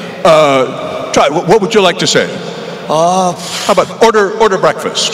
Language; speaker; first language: English; native; English